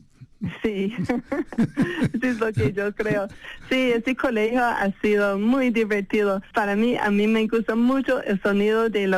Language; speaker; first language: Spanish; non-native, fluent; English